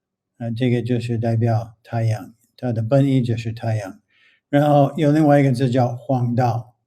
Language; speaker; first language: Chinese; non-native, fluent; English